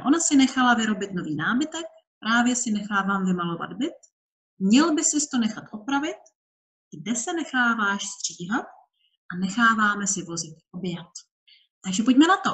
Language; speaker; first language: Czech; native; Czech